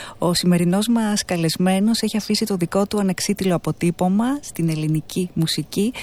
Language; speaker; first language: Greek; native; Greek